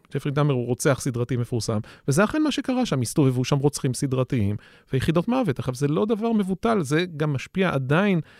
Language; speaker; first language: Hebrew; native; Hebrew